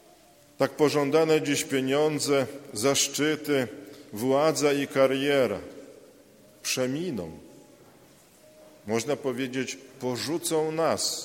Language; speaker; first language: Polish; native; Polish